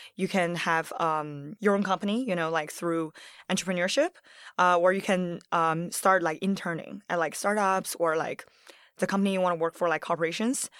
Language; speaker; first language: English; early bilingual, other home language; Chinese